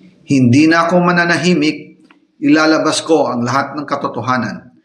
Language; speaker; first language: Filipino; native; Filipino